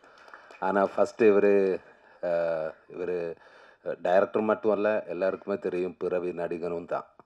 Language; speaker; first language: Tamil; non-native, learner; Malayalam